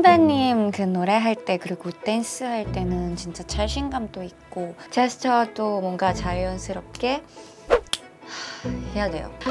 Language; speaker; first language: Korean; non-native, fluent; Thai